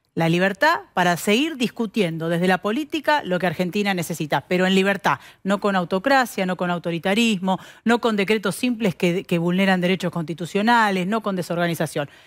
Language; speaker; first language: Spanish; native; Spanish